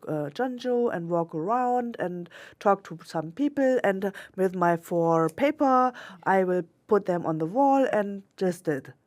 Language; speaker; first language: English; non-native, local second language; German